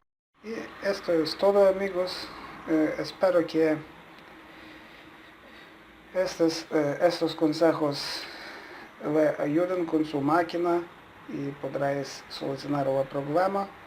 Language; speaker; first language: Spanish; non-native, learner; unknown